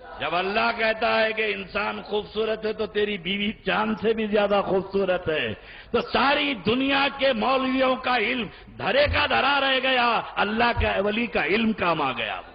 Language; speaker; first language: Urdu; native; Urdu